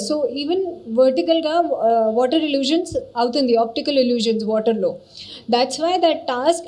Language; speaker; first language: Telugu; non-native, learner; Hindi